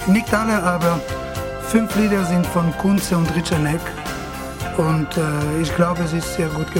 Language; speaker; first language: German; non-native, learner; French